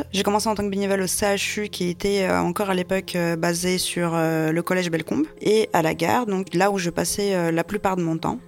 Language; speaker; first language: French; early bilingual, other home language; Russian